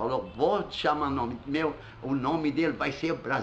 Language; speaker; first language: Portuguese; non-native, fluent; Arabic